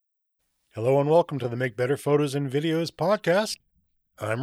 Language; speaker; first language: English; native; English